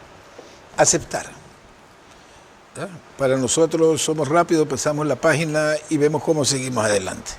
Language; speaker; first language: Spanish; native; Spanish